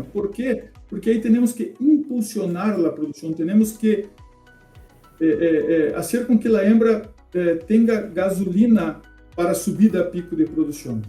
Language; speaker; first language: Spanish; non-native, fluent; Portuguese